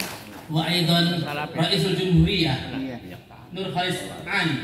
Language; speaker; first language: Arabic; non-native, fluent; Indonesian